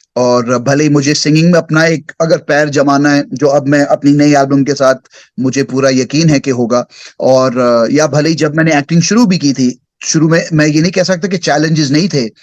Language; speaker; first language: Hindi; early bilingual, heritage; Hindi